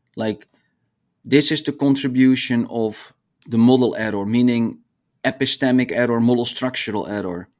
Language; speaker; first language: English; non-native, fluent; Dutch